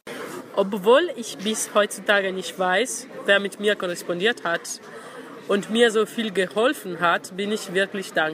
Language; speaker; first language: German; non-native, fluent; Italian